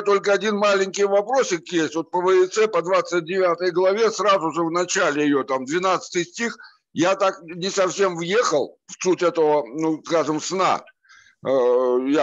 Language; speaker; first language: Russian; native; Russian